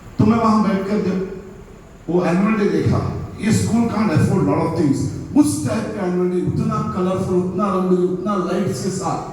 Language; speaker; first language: Hindi; non-native, local second language; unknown